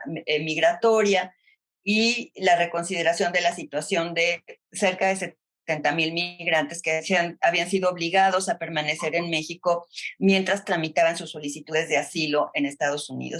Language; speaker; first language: Spanish; native; Spanish